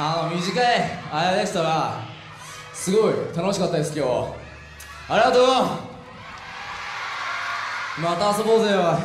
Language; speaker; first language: Japanese; native; Japanese